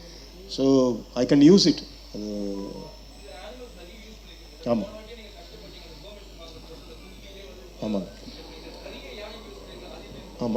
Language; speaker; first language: Tamil; native; Tamil